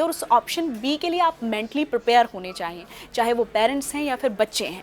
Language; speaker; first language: Hindi; native; Hindi